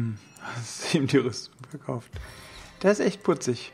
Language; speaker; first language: German; native; German